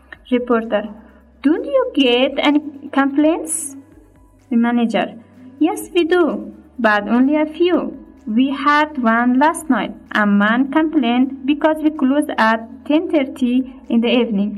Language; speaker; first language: English; non-native, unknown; Persian